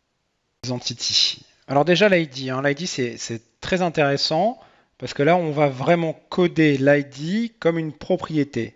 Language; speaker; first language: French; native; French